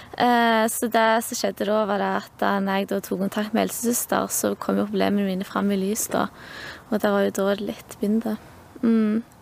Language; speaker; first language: Norwegian; native; Norwegian